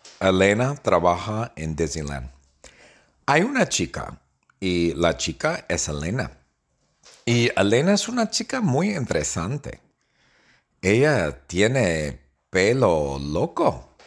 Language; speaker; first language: Spanish; non-native, fluent; English